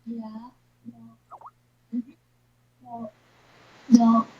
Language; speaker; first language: English; non-native, learner; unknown